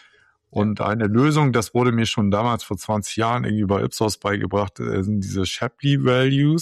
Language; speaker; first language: German; native; German